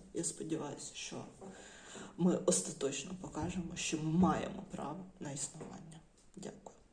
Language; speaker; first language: Ukrainian; non-native, local second language; Russian